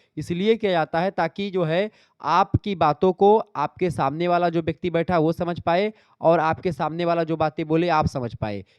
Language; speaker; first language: Hindi; native; Hindi